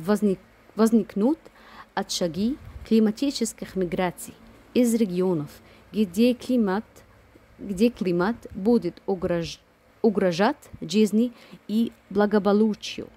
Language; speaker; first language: Russian; non-native, fluent; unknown